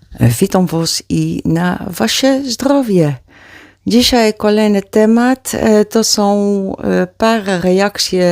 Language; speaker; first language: Polish; non-native, learner; Dutch